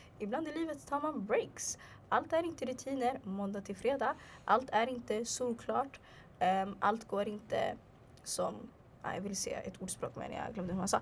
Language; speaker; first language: Swedish; early bilingual, other home language; Arabic